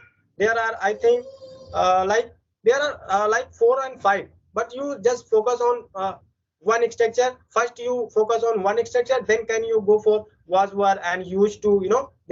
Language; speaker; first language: English; non-native, local second language; Hindi